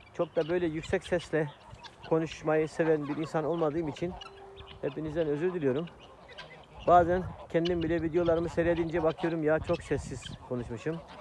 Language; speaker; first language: Turkish; native; Turkish